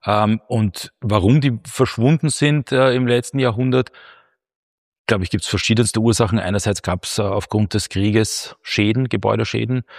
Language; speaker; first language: German; native; German